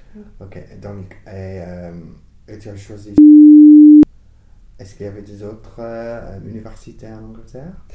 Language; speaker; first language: French; non-native, fluent; English